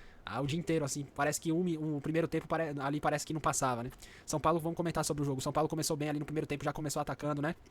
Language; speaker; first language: Portuguese; native; Portuguese